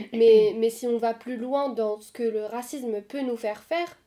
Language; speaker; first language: French; non-native, local second language; Arabic